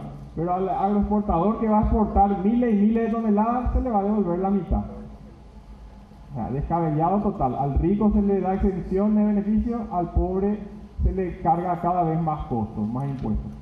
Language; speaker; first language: Spanish; native; Spanish